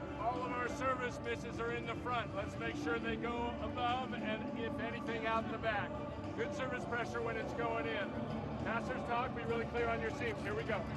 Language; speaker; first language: English; native; English